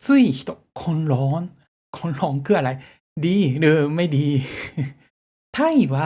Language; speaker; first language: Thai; non-native, learner; Japanese